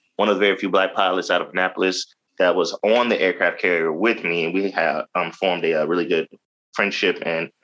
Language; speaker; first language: English; native; English